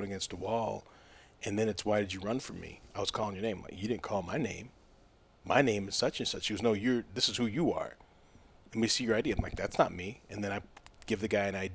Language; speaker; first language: English; native; English